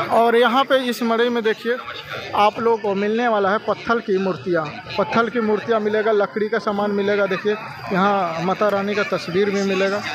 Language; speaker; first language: Hindi; native; Hindi